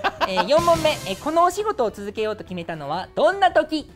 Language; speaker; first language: Japanese; native; Japanese